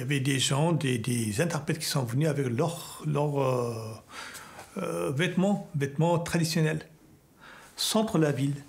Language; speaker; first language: French; non-native, fluent; Persian